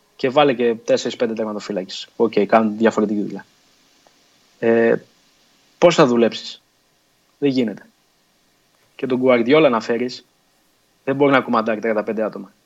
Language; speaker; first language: Greek; early bilingual, other home language; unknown